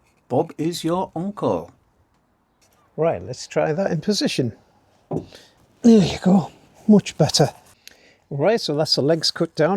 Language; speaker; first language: English; native; English